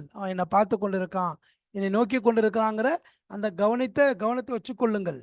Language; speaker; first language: Tamil; native; Tamil